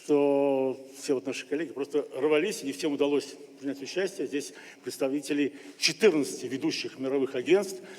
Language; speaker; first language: Russian; native; Russian